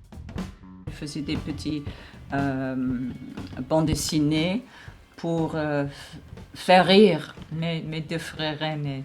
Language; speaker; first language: French; non-native, fluent; English